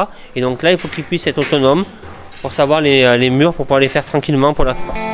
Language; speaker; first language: French; native; French